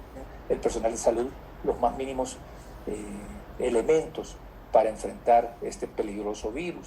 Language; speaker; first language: Spanish; native; Spanish